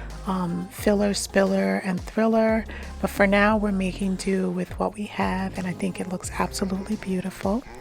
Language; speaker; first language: English; native; English